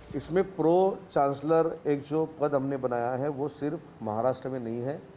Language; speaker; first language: Hindi; non-native, local second language; Marathi